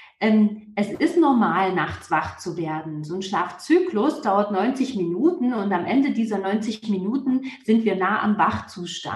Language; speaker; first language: German; native; German